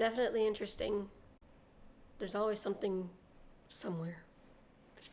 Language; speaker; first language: English; native; English